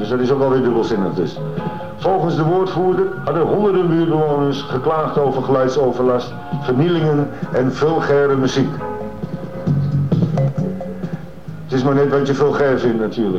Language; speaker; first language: Dutch; native; Dutch